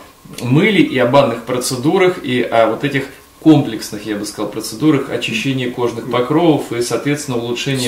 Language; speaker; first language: Russian; native; Russian